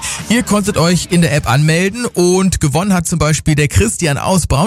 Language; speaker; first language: German; native; German